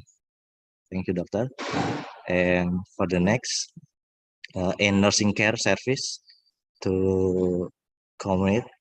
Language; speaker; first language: English; non-native, learner; Indonesian